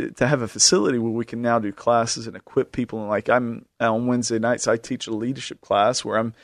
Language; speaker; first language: English; native; English